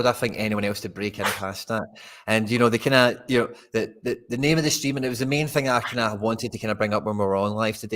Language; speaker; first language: English; native; English